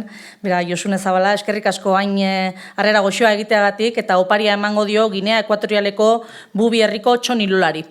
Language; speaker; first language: Basque; native; Basque